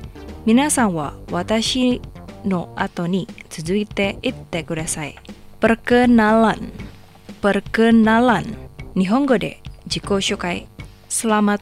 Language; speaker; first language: Japanese; non-native, fluent; Indonesian